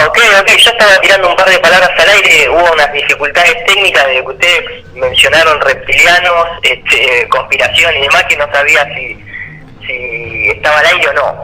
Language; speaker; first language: Spanish; native; Spanish